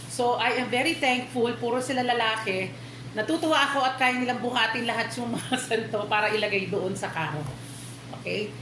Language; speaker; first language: Filipino; native; Filipino